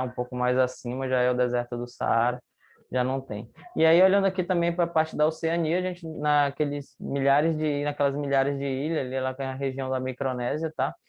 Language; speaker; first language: Portuguese; native; Portuguese